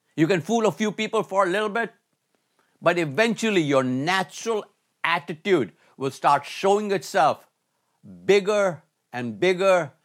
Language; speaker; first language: English; non-native, local second language; Hindi